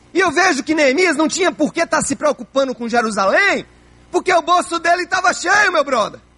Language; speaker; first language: Portuguese; native; Portuguese